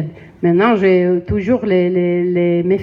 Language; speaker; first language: French; non-native, learner; Spanish